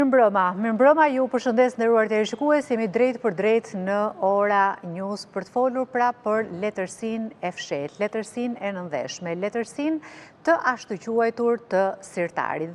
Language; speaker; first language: Albanian; native; Albanian